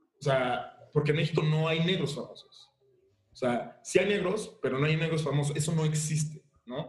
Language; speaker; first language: Spanish; early bilingual, other home language; Haitian Creole